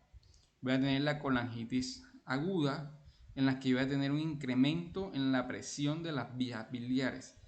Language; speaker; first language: Spanish; native; Spanish